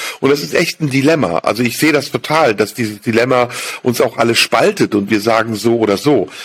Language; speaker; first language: German; native; German